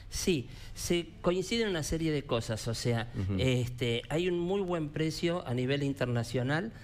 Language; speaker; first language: Spanish; native; Spanish